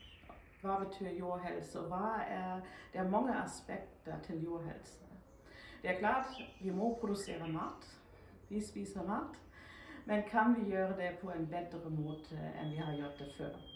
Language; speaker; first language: Norwegian; non-native, fluent; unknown